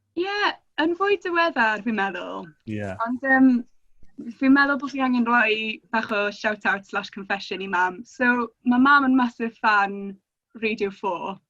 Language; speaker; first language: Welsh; native; Welsh